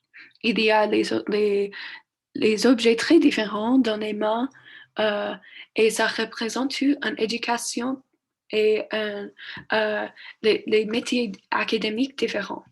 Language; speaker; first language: French; non-native, learner; English